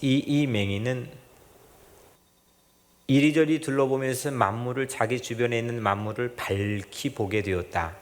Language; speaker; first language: Korean; native; Korean